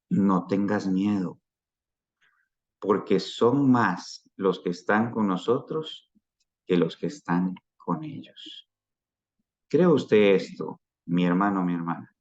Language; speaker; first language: Spanish; native; Spanish